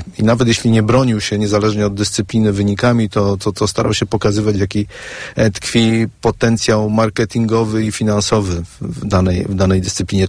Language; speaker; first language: Polish; native; Polish